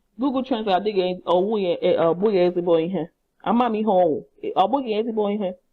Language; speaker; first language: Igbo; non-native, learner; English